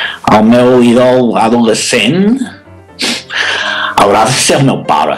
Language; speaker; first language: Catalan; non-native, fluent; English